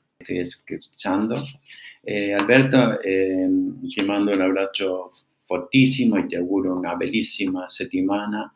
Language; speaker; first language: Italian; non-native, learner; Spanish